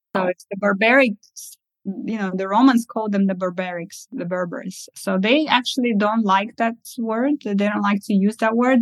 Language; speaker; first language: English; early bilingual, other home language; Russian